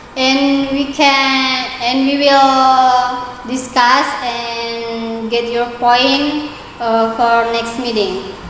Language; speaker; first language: English; non-native, learner; Indonesian